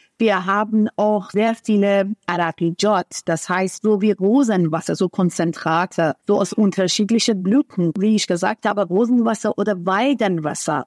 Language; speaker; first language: German; non-native, fluent; Persian